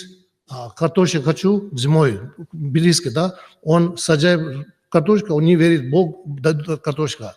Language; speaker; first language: Russian; non-native, learner; Tibetan